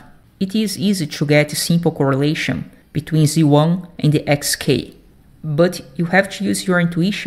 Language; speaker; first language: English; non-native, fluent; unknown